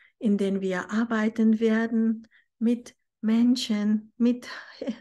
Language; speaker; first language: German; non-native, fluent; Spanish